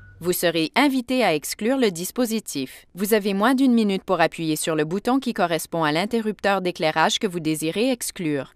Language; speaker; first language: French; native; French